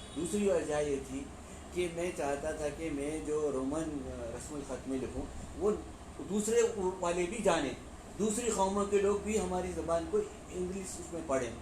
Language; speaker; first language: Urdu; native; Urdu